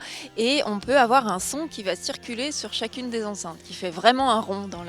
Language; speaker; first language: French; native; French